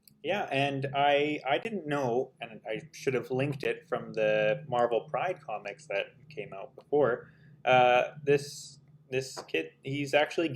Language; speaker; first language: English; native; English